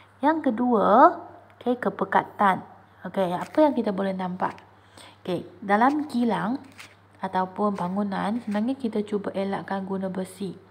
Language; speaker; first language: Malay; non-native, local second language; Chinese